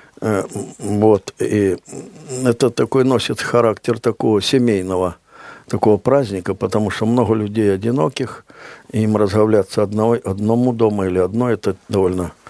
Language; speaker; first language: Russian; native; Russian